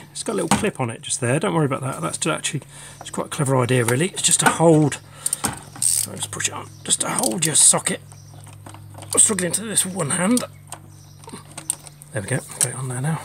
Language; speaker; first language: English; native; English